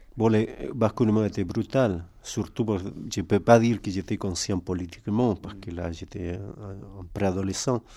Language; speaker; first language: French; non-native, fluent; Spanish